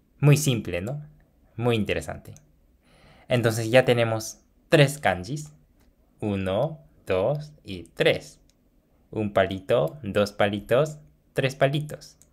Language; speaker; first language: Spanish; non-native, fluent; Japanese